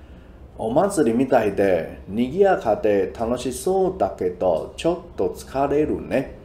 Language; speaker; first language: Japanese; non-native, fluent; Chinese